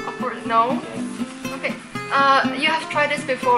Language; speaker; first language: English; non-native, fluent; Vietnamese